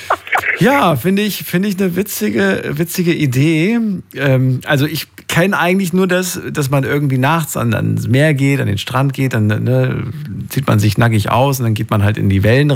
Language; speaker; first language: German; native; German